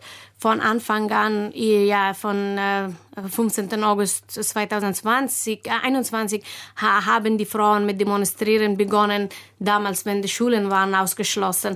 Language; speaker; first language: German; non-native, learner; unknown